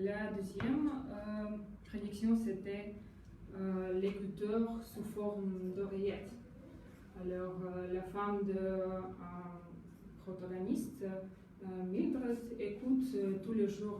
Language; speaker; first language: French; non-native, learner; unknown